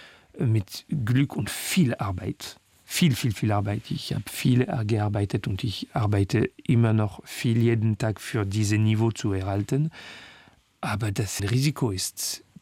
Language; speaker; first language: German; non-native, learner; French